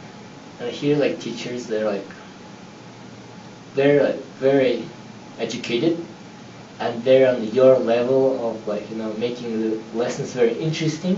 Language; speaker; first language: English; non-native, learner; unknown